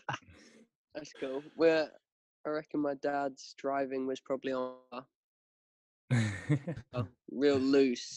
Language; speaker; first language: English; native; English